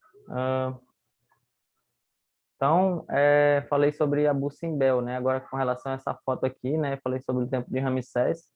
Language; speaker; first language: Portuguese; native; Portuguese